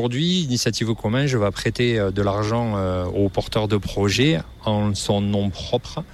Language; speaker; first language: French; native; French